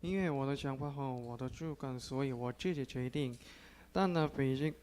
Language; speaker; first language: Chinese; non-native, learner; Korean